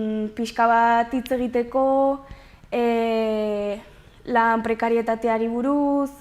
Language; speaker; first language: Basque; non-native, local second language; Spanish